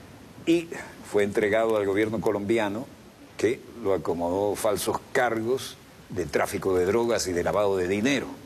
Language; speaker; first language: Spanish; native; Spanish